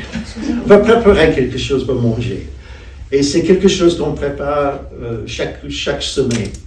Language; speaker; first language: French; non-native, fluent; English